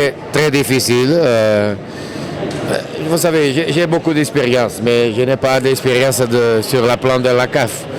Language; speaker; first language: French; non-native, fluent; Portuguese